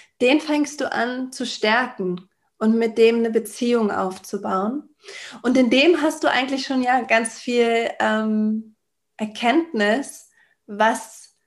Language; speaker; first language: German; native; German